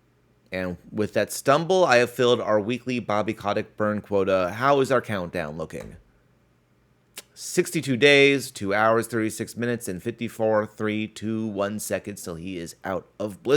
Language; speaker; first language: English; native; English